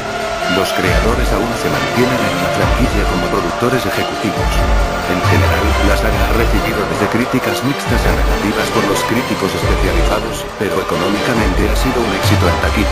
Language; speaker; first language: Spanish; native; Spanish